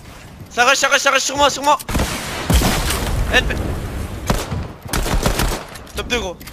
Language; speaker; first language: French; native; French